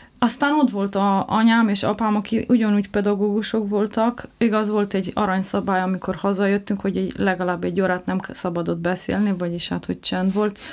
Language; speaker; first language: Hungarian; non-native, local second language; Slovenian